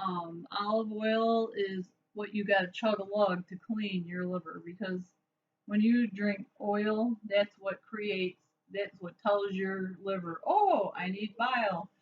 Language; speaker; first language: English; native; English